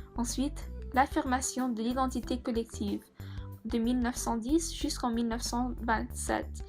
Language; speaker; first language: French; native; French